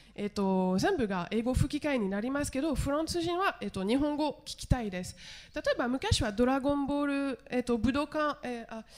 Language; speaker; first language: Japanese; non-native, fluent; French